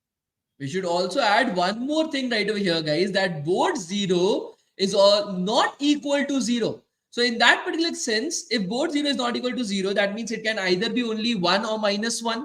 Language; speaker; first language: English; non-native, local second language; Hindi